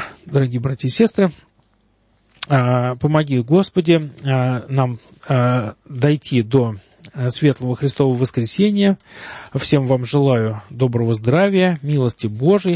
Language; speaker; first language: Russian; native; Russian